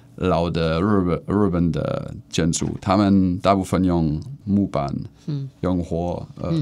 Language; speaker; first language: Chinese; non-native, learner; Czech